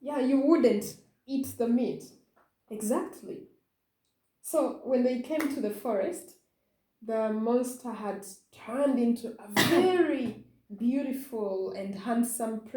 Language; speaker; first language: English; non-native, fluent; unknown